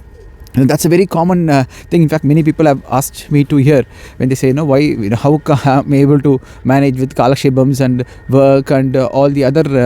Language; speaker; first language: English; non-native, local second language; Tamil